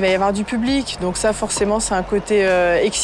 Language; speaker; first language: French; native; French